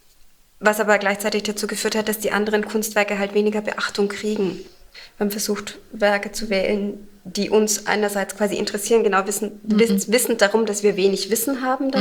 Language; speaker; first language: German; native; German